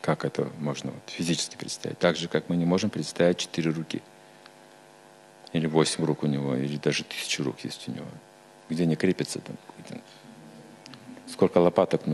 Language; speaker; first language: Russian; native; Russian